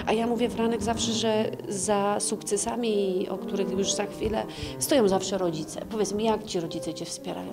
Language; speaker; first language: Polish; native; Polish